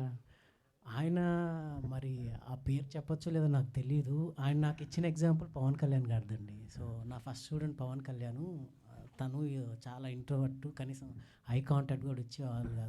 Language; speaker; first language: Telugu; native; Telugu